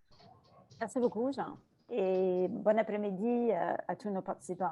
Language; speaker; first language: French; native; French